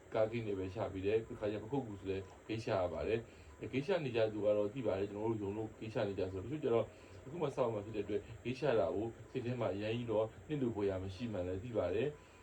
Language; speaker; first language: Burmese; native; Burmese